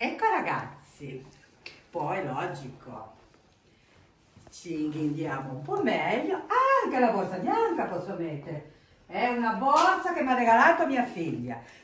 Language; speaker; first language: Italian; native; Italian